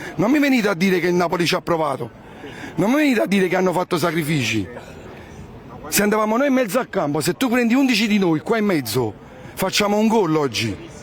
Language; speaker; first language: Italian; native; Italian